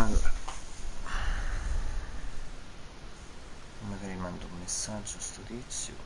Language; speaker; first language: Italian; native; Italian